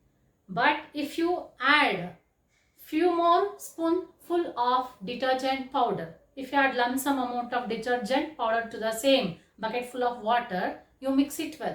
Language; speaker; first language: English; non-native, local second language; Kannada